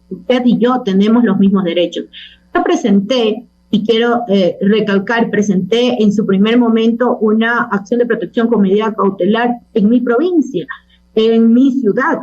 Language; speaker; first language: Spanish; native; Spanish